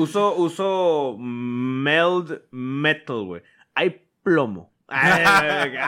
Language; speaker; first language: Spanish; native; Spanish